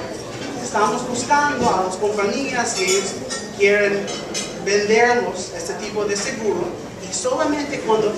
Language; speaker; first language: Spanish; early bilingual, heritage; English